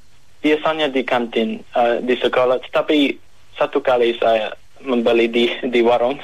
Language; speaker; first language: Indonesian; non-native, learner; English